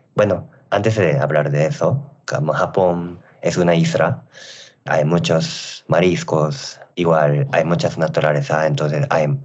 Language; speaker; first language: Spanish; non-native, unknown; Japanese